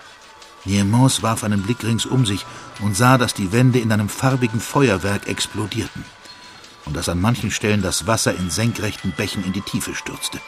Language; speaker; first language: German; native; German